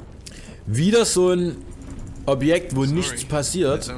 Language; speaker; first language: German; native; German